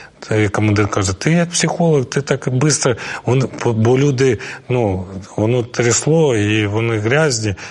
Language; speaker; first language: Ukrainian; non-native, local second language; Russian